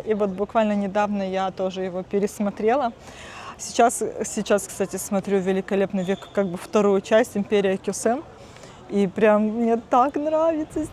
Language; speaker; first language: Russian; native; Russian